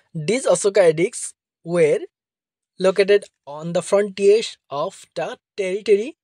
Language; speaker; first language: English; non-native, local second language; Assamese